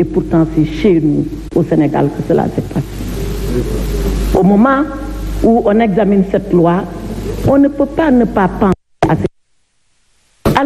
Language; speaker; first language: French; non-native, local second language; Fula